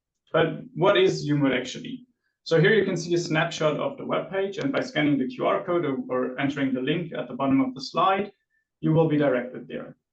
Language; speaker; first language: English; non-native, fluent; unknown